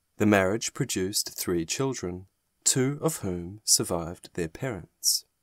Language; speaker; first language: English; non-native, fluent; German